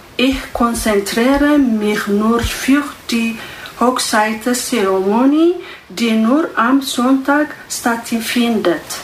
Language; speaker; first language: German; non-native, learner; Tigrinya